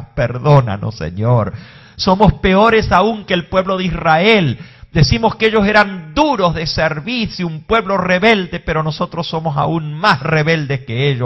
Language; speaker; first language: Spanish; native; Spanish